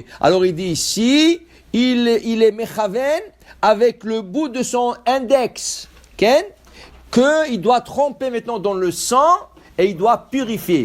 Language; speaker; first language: French; non-native, fluent; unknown